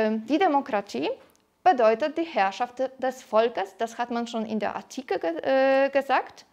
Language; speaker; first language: German; non-native, fluent; Polish